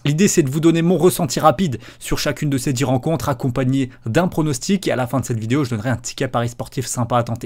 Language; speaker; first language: French; native; French